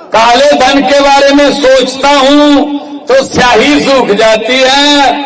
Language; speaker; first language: Hindi; non-native, local second language; Punjabi